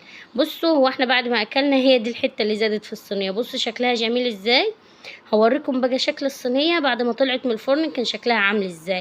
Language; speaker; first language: Arabic; native; Arabic